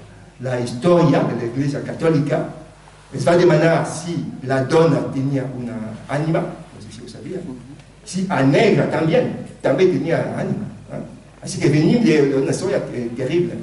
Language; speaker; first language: Catalan; non-native, fluent; Lingala